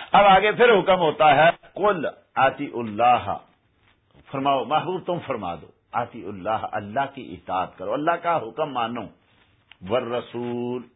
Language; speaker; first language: Urdu; native; Urdu